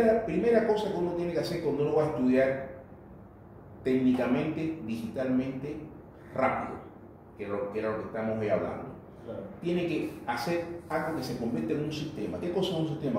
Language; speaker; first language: Spanish; native; Spanish